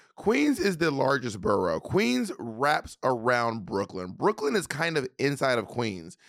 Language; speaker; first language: English; native; English